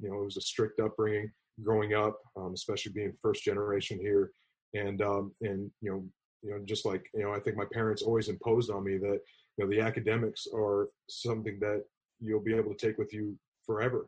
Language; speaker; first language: English; native; English